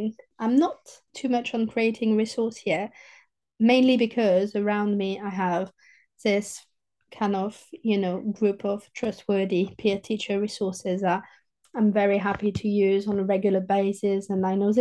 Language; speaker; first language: English; non-native, fluent; French